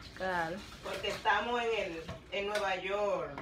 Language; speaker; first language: Spanish; native; Spanish